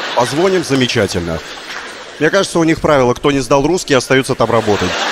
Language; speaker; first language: Russian; native; Russian